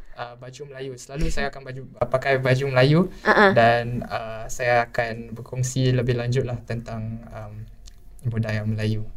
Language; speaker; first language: Malay; native; Malay